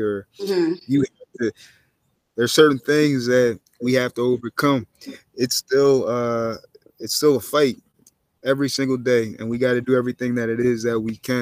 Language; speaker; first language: English; native; English